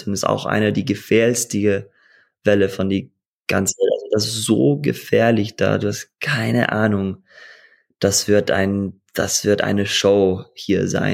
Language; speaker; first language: German; early bilingual, heritage; German